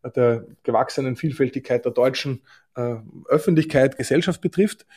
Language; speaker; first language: German; native; German